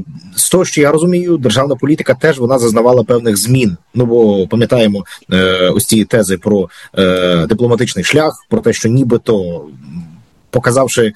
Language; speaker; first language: Ukrainian; native; Ukrainian